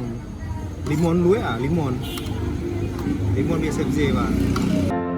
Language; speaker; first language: Turkish; non-native, learner; Indonesian